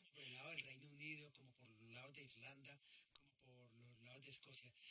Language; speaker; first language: Spanish; native; Spanish